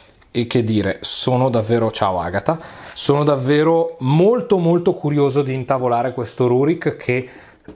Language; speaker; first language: Italian; native; Italian